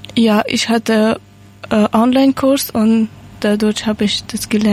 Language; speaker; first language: German; non-native, learner; Persian